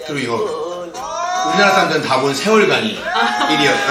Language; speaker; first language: Korean; native; Korean